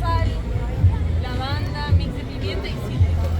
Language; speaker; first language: Spanish; native; Spanish